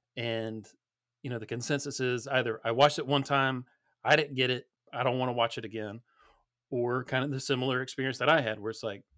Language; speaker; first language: English; native; English